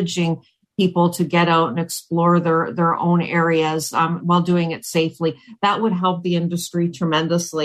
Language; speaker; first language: English; native; English